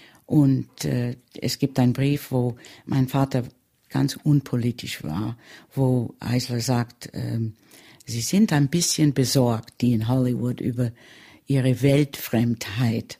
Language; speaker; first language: German; early bilingual, heritage; German